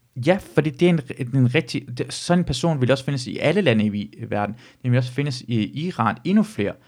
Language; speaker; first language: Danish; early bilingual, other home language; Persian